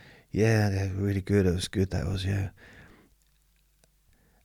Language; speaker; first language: English; native; English